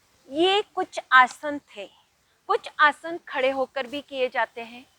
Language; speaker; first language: Hindi; native; Hindi